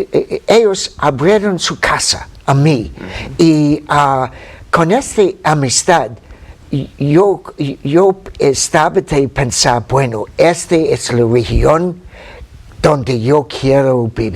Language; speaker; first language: Spanish; non-native, fluent; English